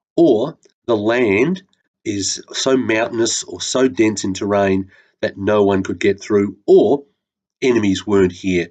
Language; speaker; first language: English; native; English